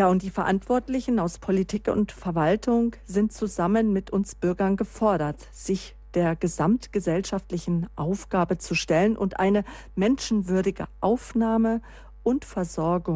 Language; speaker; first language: German; native; German